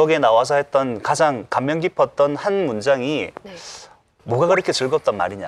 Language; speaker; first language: Korean; native; Korean